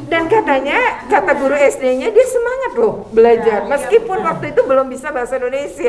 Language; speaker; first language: Indonesian; native; Indonesian